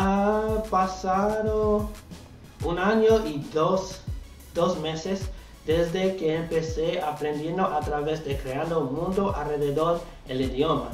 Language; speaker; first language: Spanish; non-native, learner; English